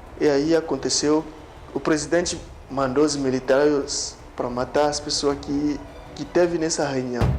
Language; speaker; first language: Portuguese; non-native, fluent; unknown